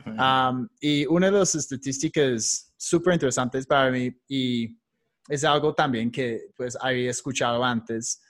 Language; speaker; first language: Spanish; non-native, fluent; English